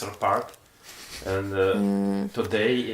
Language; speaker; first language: English; non-native, learner; Russian